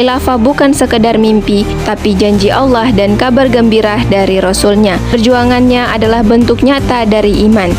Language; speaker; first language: Indonesian; native; Indonesian